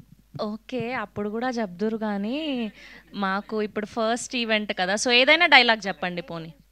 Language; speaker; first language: Telugu; native; Telugu